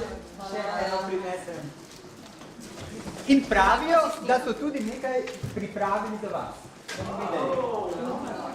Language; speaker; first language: Slovenian; native; Slovenian